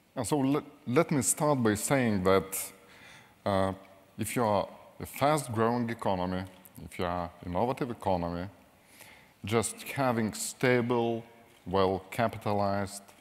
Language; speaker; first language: English; non-native, fluent; Lithuanian